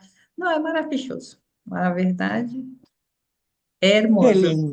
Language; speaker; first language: Portuguese; non-native, fluent; Spanish